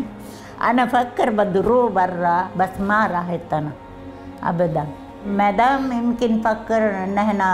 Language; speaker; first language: Arabic; non-native, learner; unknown